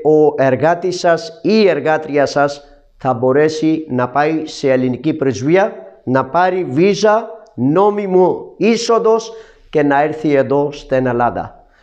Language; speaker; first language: Greek; non-native, fluent; Urdu